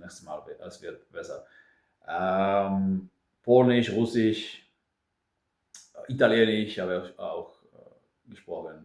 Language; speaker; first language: German; non-native, fluent; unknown